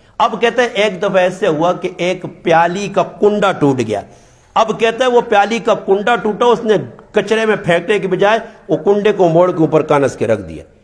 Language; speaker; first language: Urdu; non-native, local second language; Northern Hindko